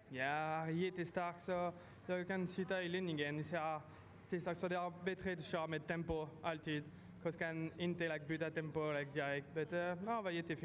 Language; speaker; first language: Swedish; non-native, learner; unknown